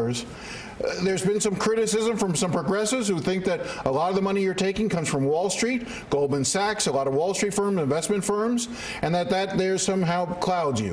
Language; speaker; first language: English; native; English